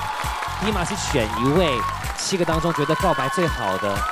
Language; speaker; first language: Chinese; native; Chinese